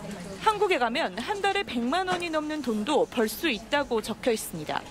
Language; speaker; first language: Korean; native; Korean